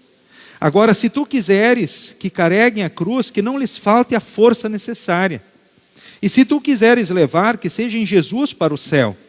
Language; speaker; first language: Portuguese; native; Portuguese